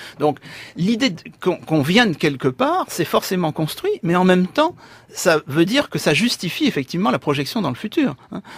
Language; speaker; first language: French; native; French